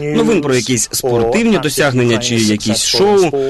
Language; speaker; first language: Ukrainian; non-native, fluent; English